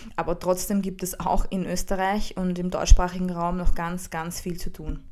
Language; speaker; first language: German; early bilingual, heritage; Czech